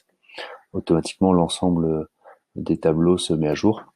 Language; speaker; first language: French; native; French